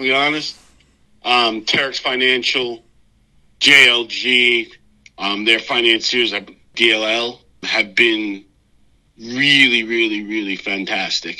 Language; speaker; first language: English; native; English